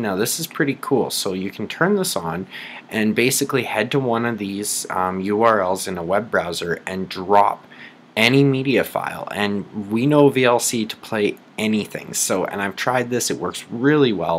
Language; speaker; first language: English; native; English